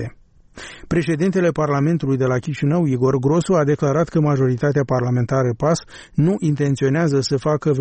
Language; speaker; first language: Romanian; native; Romanian